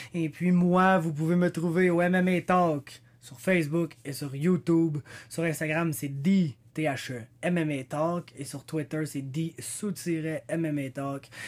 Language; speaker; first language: French; native; French